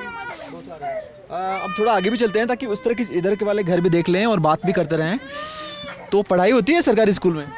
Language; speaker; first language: Hindi; native; Hindi